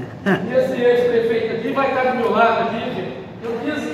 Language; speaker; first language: Portuguese; native; Portuguese